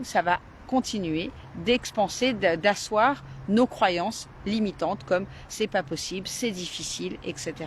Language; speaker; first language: French; native; French